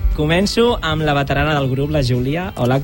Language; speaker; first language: Catalan; native; Catalan